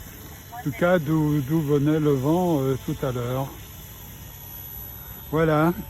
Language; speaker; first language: French; native; French